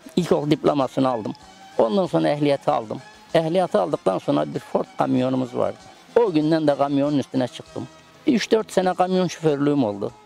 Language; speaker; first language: Turkish; native; Turkish